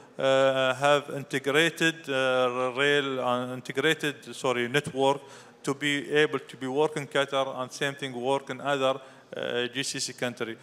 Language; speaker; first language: English; non-native, fluent; Arabic